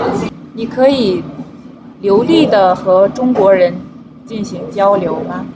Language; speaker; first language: Chinese; non-native, fluent; Mongolian